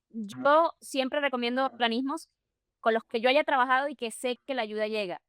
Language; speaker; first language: Spanish; native; Spanish